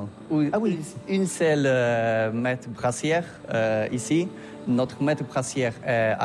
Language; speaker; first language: French; non-native, learner; Polish